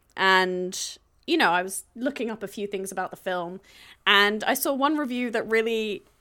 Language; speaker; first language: English; native; English